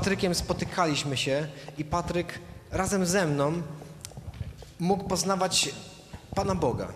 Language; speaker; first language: Polish; native; Polish